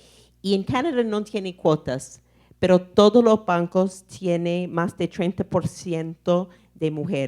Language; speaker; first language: Spanish; non-native, fluent; English